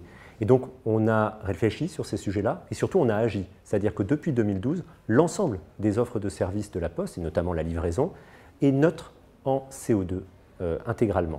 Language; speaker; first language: French; native; French